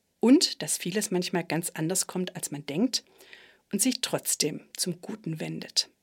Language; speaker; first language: German; native; German